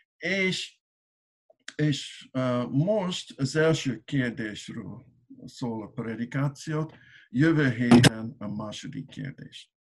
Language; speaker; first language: Hungarian; non-native, learner; English